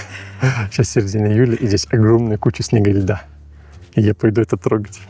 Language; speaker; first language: Russian; native; Russian